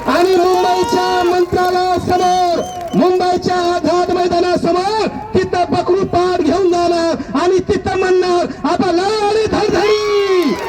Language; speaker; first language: Marathi; non-native, local second language; Lambadi